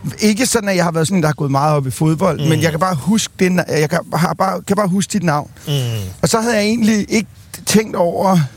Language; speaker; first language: Danish; native; Danish